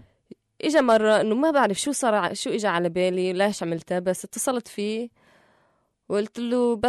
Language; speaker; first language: Arabic; native; Arabic